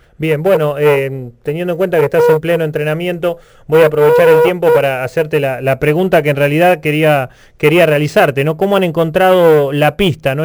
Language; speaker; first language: Spanish; native; Spanish